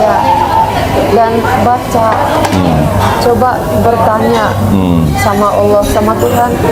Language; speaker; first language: Indonesian; non-native, fluent; Finnish